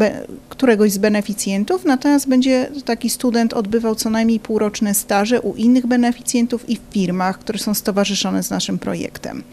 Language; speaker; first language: Polish; native; Polish